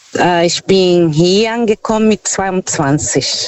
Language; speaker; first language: German; non-native, fluent; Portuguese